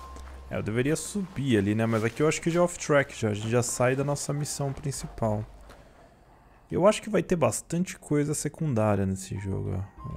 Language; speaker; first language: Portuguese; native; Portuguese